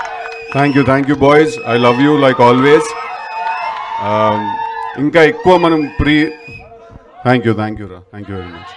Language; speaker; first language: Telugu; native; Telugu